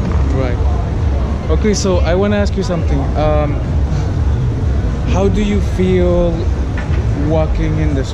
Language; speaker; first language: English; non-native, local second language; Spanish